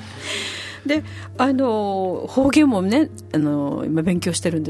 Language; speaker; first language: Japanese; native; Japanese